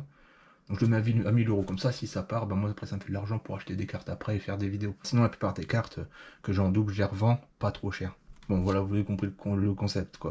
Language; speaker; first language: French; native; French